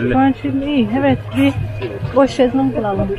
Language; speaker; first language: Turkish; non-native, fluent; Slovenian